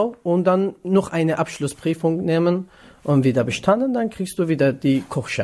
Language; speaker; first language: German; non-native, learner; Kurdish